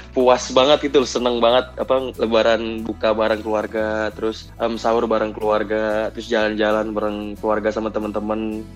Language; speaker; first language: Indonesian; native; Indonesian